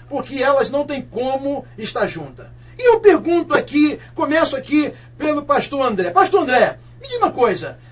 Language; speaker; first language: Portuguese; native; Portuguese